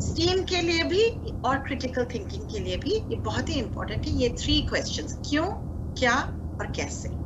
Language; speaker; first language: Hindi; non-native, local second language; Marathi